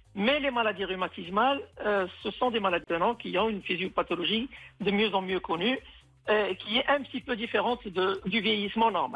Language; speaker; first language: French; non-native, local second language; Arabic